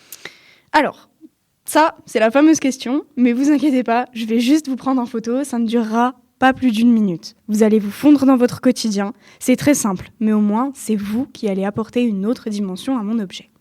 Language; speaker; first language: French; native; French